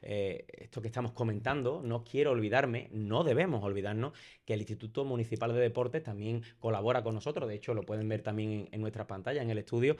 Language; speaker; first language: Spanish; native; Spanish